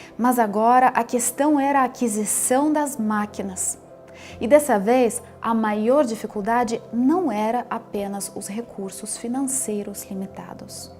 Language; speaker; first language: Portuguese; non-native, fluent; Ukrainian